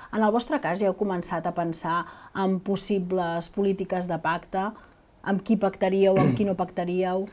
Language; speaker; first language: Catalan; native; Catalan